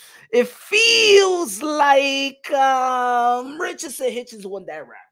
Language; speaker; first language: English; early bilingual, other home language; Spanish